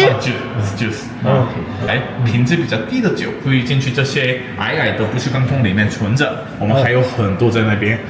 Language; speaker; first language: Chinese; non-native, fluent; Korean